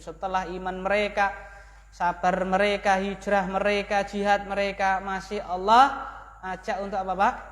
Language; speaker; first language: Indonesian; native; Indonesian